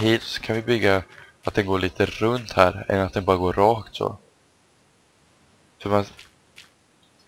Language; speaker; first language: Swedish; native; Swedish